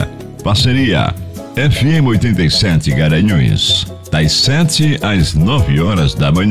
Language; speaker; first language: Portuguese; native; Portuguese